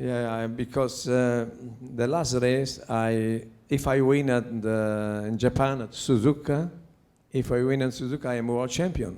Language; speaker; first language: English; non-native, learner; Italian